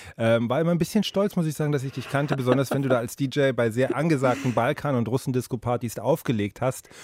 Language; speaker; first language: German; native; German